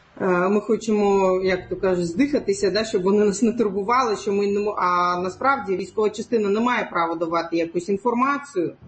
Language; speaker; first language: Ukrainian; non-native, local second language; Crimean Tatar